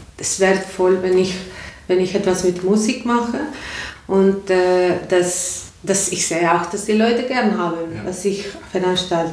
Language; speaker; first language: German; non-native, learner; Spanish